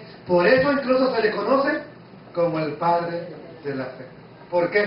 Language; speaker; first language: Spanish; native; Spanish